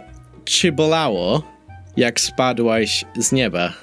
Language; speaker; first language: Polish; early bilingual, heritage; Polish